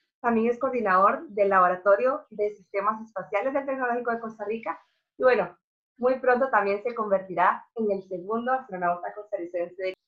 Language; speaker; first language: Spanish; native; Spanish